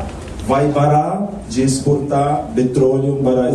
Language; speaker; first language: Portuguese; non-native, learner; Turkish